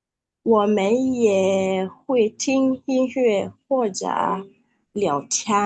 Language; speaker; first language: Chinese; non-native, learner; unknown